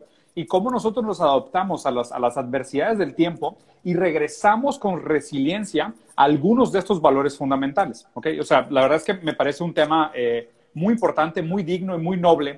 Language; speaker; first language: Spanish; native; Spanish